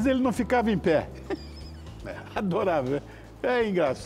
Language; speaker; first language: Portuguese; native; Portuguese